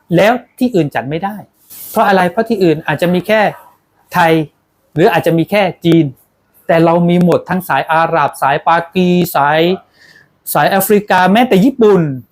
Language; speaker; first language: Thai; non-native, local second language; Pattani Malay